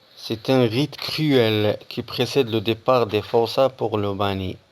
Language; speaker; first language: French; non-native, local second language; Arabic